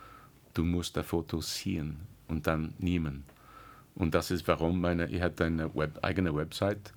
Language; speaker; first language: German; non-native, learner; English